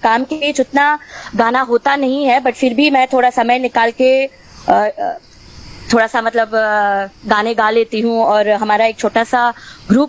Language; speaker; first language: Hindi; non-native, local second language; Tamil